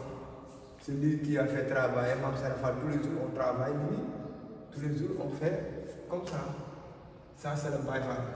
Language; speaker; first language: French; non-native, local second language; Wolof